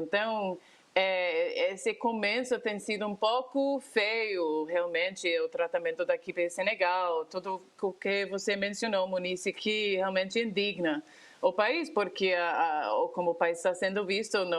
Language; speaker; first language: Portuguese; non-native, fluent; English